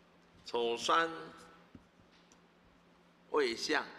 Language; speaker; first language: Chinese; native; Chinese